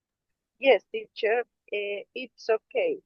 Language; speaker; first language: English; non-native, learner; Spanish